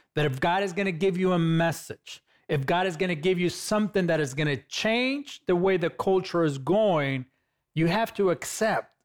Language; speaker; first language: English; native; English